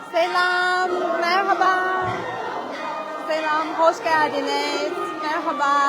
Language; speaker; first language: Turkish; non-native, learner; Chinese